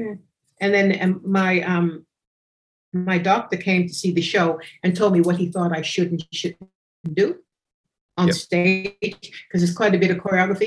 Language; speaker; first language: English; native; English